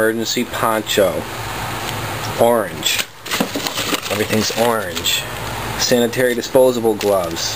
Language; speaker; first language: English; native; English